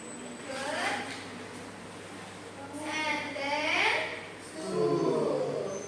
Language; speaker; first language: English; non-native, learner; Indonesian